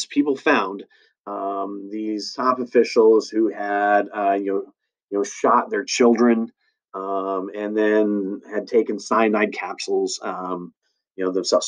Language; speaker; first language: English; native; English